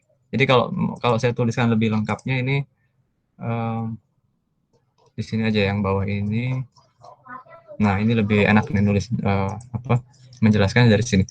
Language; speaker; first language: Indonesian; native; Indonesian